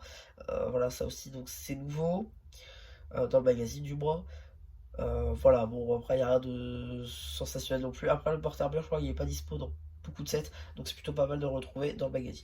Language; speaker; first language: French; native; French